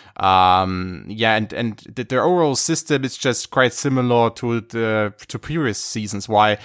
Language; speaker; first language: English; non-native, fluent; German